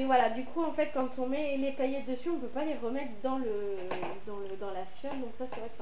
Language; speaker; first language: French; native; French